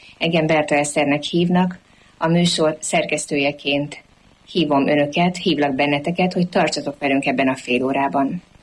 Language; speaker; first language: Hungarian; native; Hungarian